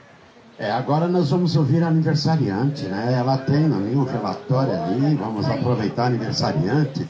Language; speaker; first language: Portuguese; native; Portuguese